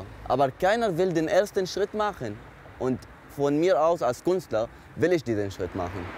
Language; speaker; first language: German; non-native, fluent; Arabic